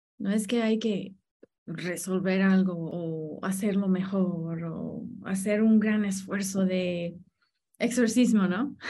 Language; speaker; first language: Spanish; non-native, fluent; English